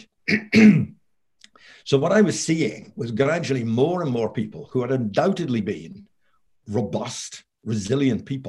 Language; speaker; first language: English; native; English